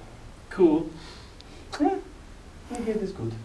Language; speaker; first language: German; non-native, learner; English